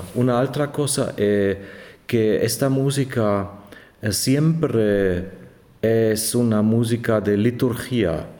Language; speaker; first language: Spanish; non-native, learner; German